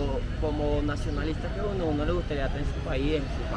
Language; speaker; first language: Spanish; native; Spanish